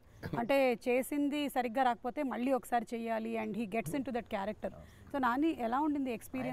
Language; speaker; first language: Telugu; native; Telugu